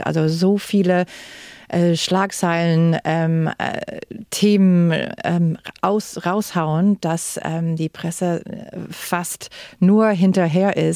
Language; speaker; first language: German; non-native, fluent; English